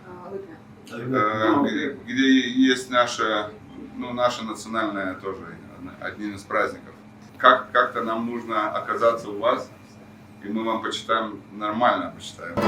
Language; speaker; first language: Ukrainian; non-native, learner; Lithuanian